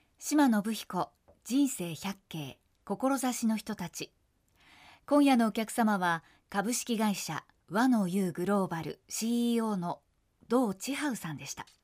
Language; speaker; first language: Japanese; native; Japanese